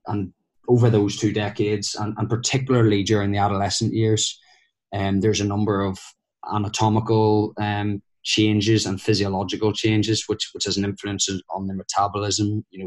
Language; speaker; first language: English; native; English